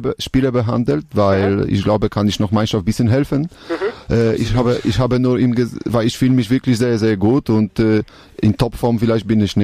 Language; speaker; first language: German; non-native, learner; Polish